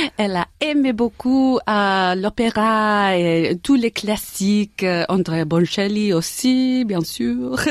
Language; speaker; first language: French; non-native, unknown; English